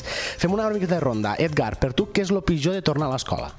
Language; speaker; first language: Catalan; native; Catalan